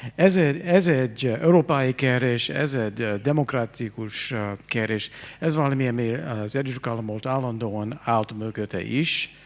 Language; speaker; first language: Hungarian; non-native, fluent; English